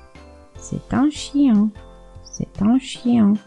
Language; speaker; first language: French; non-native, fluent; Romanian